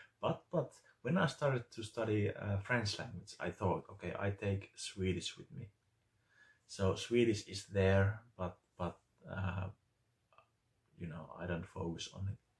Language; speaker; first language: English; non-native, fluent; Finnish